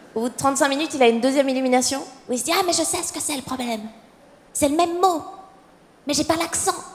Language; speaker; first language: French; native; French